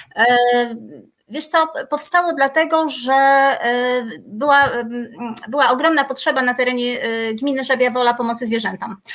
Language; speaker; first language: Polish; native; Polish